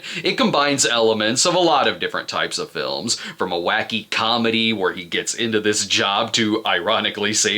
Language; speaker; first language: English; native; English